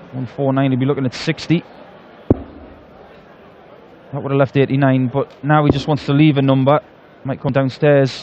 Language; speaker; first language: English; native; English